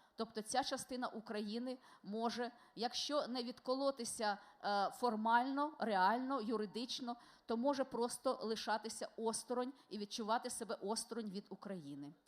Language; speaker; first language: Ukrainian; non-native, local second language; Russian